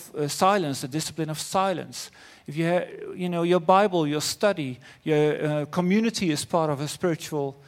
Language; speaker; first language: English; non-native, fluent; Dutch